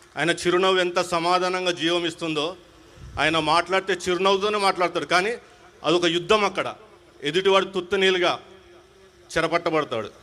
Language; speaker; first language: Telugu; non-native, local second language; Hindi